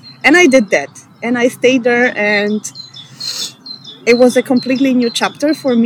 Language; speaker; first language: English; non-native, fluent; Polish